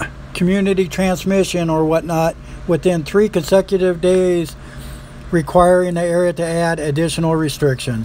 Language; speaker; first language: English; native; English